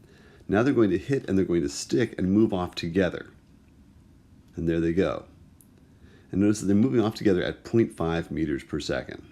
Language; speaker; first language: English; native; English